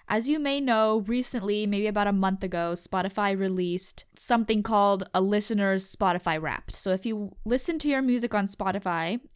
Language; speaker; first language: English; native; English